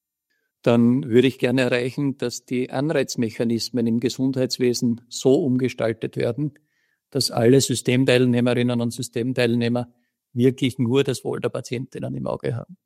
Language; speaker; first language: German; native; German